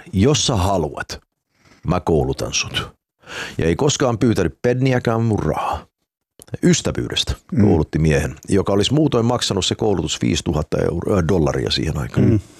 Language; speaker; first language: Finnish; early bilingual, heritage; Finnish